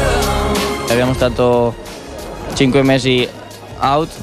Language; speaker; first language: Italian; non-native, learner; Catalan